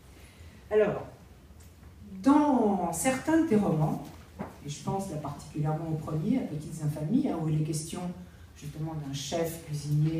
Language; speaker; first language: French; native; French